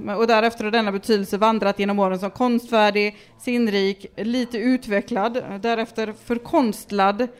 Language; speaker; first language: Swedish; native; Swedish